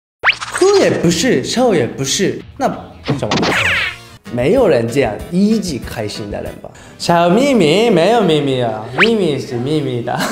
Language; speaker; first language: Chinese; non-native, learner; Japanese